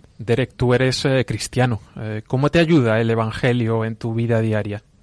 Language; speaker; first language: Spanish; native; Spanish